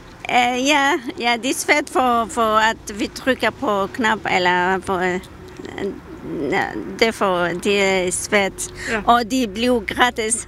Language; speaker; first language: Danish; non-native, learner; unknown